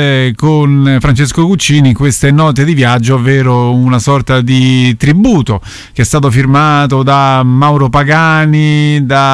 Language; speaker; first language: Italian; native; Italian